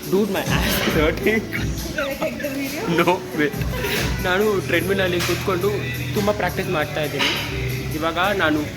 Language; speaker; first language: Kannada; non-native, learner; Marathi